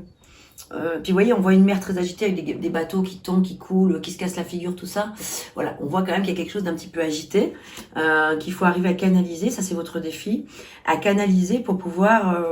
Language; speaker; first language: French; native; French